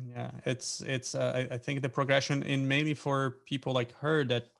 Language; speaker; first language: English; non-native, fluent; Portuguese